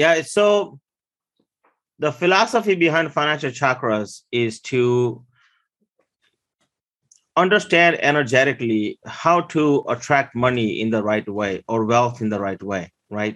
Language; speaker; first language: English; early bilingual, other home language; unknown